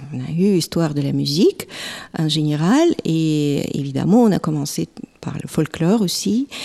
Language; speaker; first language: French; non-native, fluent; Russian